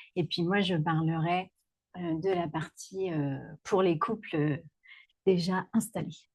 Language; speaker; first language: French; native; French